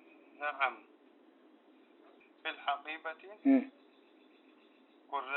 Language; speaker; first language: Arabic; non-native, learner; Tigrinya